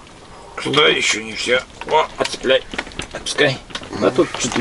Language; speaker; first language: Russian; native; Russian